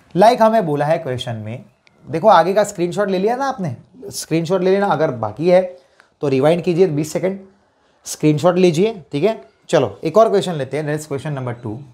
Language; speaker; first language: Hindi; non-native, local second language; Gujarati